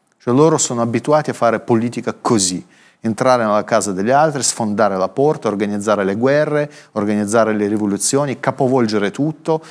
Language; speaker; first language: Italian; non-native, fluent; Russian